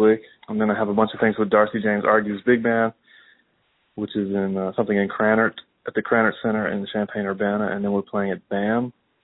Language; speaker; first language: English; native; English